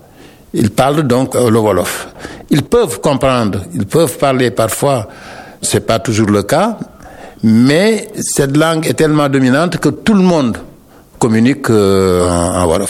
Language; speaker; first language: French; non-native, local second language; Wolof